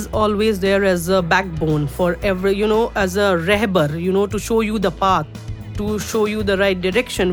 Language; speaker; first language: English; non-native, local second language; Urdu